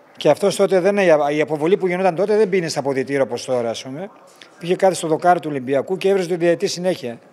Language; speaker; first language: Greek; native; Greek